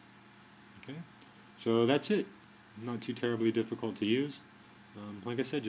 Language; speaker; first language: English; native; English